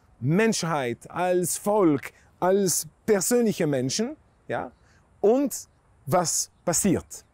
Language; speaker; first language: German; non-native, fluent; Hebrew